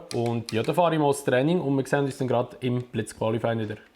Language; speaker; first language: German; native; German